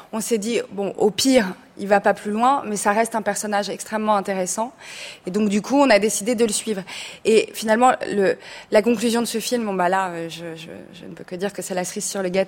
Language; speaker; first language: French; native; French